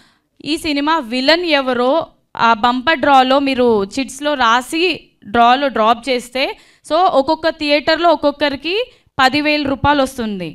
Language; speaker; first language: Telugu; native; Telugu